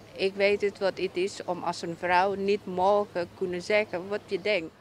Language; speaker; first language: Dutch; non-native, learner; Indonesian